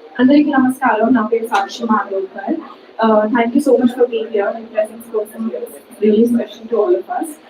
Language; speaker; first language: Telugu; non-native, fluent; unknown